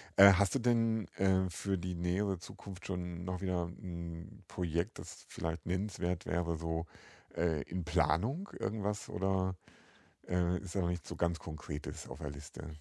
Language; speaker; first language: German; native; German